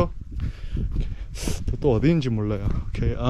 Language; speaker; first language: Korean; early bilingual, heritage; Korean